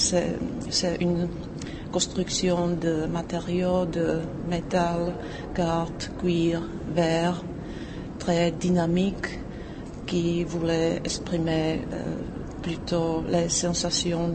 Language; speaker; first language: French; non-native, fluent; Czech